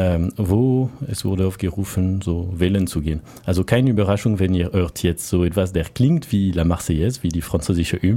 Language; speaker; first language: German; non-native, learner; French